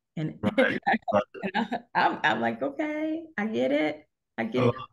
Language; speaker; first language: English; native; English